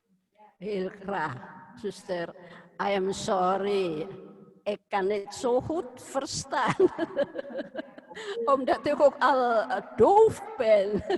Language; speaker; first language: Dutch; non-native, fluent; Indonesian